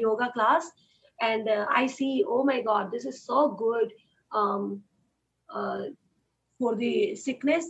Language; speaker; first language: English; non-native, local second language; Hindi